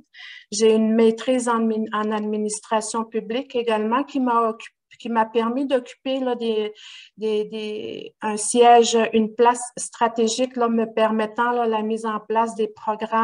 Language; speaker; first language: French; non-native, local second language; Innu-aimun